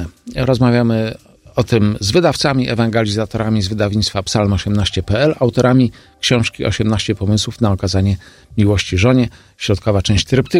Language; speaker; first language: Polish; native; Polish